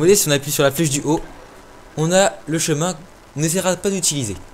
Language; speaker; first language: French; native; French